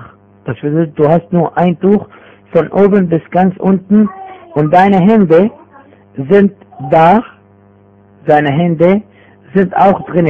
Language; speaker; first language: German; non-native, fluent; Arabic